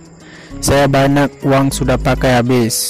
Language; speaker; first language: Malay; non-native, learner; Bangla